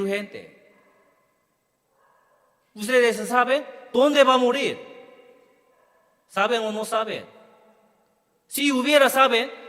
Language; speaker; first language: Spanish; non-native, learner; Korean